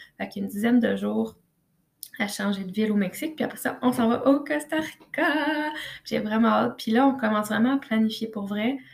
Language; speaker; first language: French; native; French